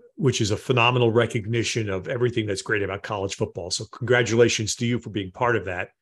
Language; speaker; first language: English; native; English